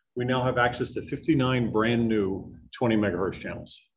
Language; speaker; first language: English; native; English